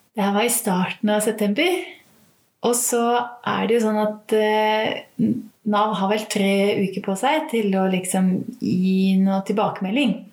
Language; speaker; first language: Norwegian; native; Norwegian